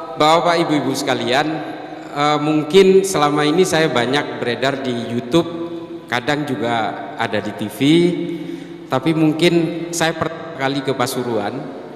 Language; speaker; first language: Indonesian; non-native, local second language; Madurese